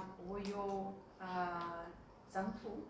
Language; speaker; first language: Chinese; non-native, learner; English